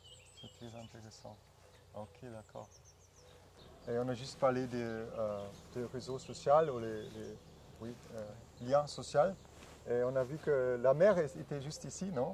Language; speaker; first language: French; non-native, fluent; German